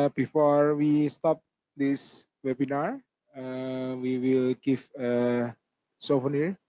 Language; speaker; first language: English; non-native, learner; Indonesian